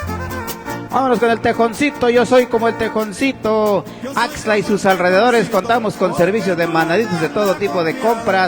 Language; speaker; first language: Spanish; native; Spanish